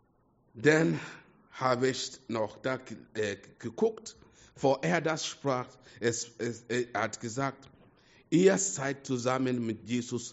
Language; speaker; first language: German; non-native, fluent; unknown